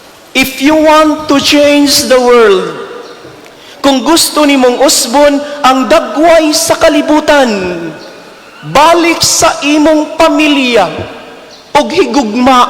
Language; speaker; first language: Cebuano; native; Cebuano